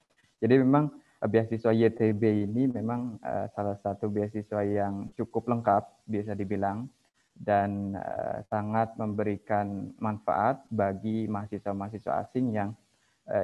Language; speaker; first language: Indonesian; native; Indonesian